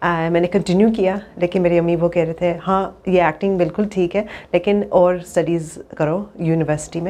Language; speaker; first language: Hindi; early bilingual, heritage; English